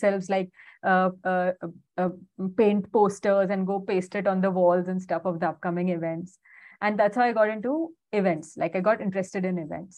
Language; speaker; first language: English; non-native, local second language; Hindi